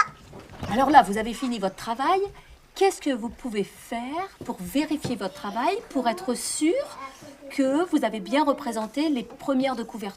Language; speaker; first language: French; native; French